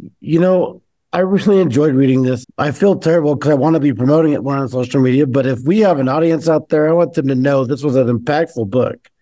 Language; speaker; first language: English; native; English